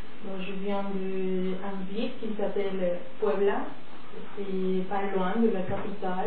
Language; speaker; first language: French; non-native, fluent; Spanish